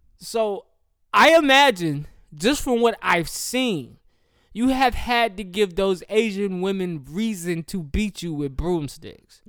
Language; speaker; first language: English; native; English